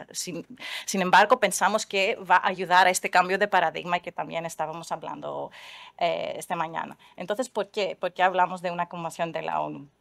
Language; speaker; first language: Spanish; non-native, fluent; Greek